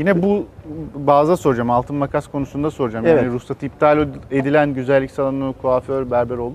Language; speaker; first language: Turkish; native; Turkish